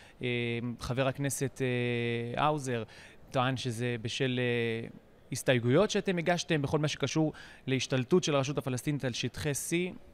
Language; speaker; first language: Hebrew; native; Hebrew